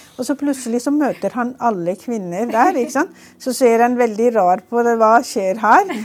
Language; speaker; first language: Norwegian; non-native, fluent; Urdu